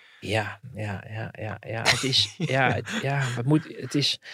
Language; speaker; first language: Dutch; native; Dutch